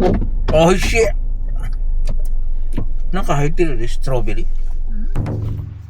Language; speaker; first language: Japanese; non-native, learner; Filipino